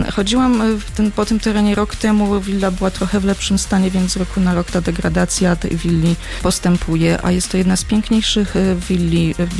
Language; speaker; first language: Polish; native; Polish